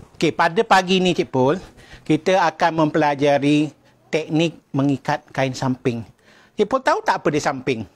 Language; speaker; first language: Malay; native; Malay